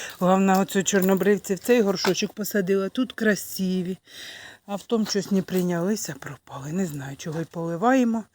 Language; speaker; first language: Ukrainian; native; Ukrainian